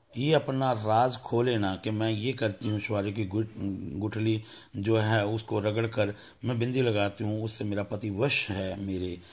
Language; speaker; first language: Hindi; non-native, local second language; Punjabi